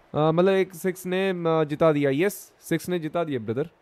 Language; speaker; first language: Hindi; non-native, local second language; Bangla